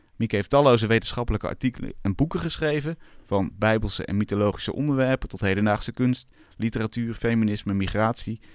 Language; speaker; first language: Dutch; native; Dutch